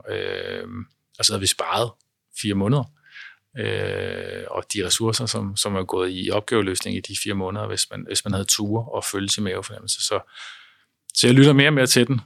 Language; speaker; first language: Danish; native; Danish